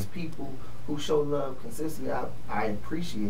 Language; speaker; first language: English; native; English